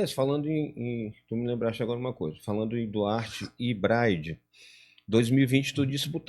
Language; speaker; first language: Portuguese; native; Portuguese